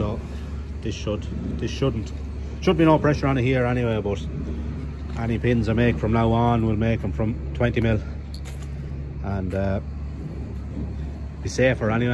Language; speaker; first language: English; native; English